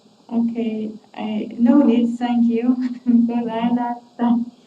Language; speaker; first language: English; non-native, learner; Kurdish